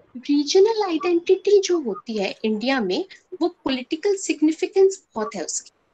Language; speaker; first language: Hindi; non-native, local second language; Bangla